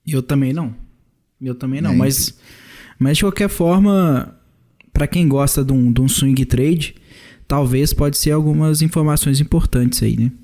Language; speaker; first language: Portuguese; native; Portuguese